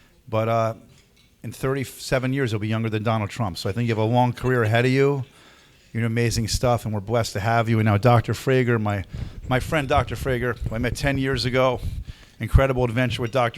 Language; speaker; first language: English; native; English